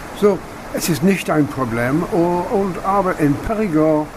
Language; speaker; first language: German; non-native, learner; English